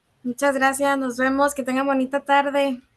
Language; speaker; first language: Spanish; native; Spanish